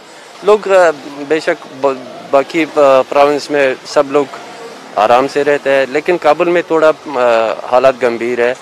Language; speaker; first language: Hindi; non-native, fluent; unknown